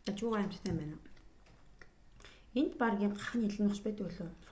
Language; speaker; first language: Mongolian; native; Mongolian